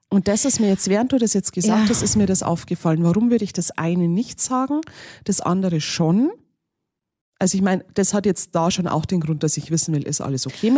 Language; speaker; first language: German; native; German